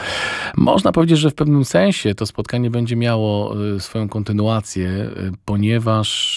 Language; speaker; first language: Polish; native; Polish